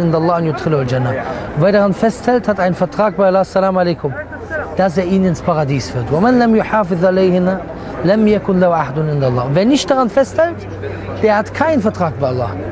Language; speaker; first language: German; native; German